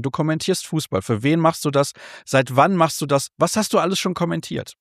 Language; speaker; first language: German; native; German